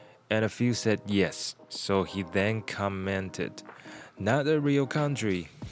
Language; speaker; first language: English; non-native, fluent; Chinese